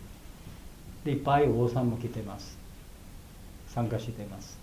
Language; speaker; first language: Japanese; non-native, fluent; Bangla